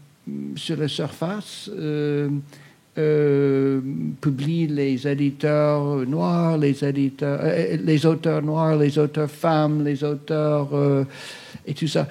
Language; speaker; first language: French; non-native, fluent; English